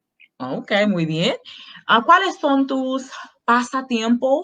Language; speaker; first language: Spanish; non-native, fluent; English